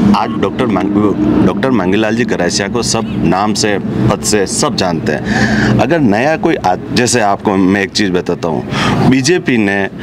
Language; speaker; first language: Hindi; native; Hindi